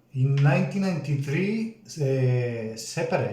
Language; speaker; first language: English; non-native, learner; Spanish